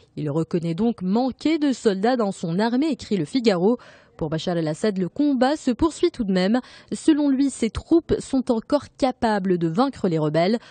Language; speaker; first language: French; non-native, local second language; Arabic